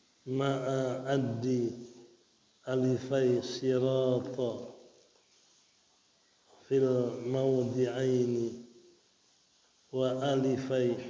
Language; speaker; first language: Arabic; non-native, fluent; Indonesian